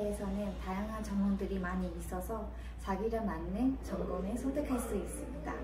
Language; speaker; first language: Korean; non-native, fluent; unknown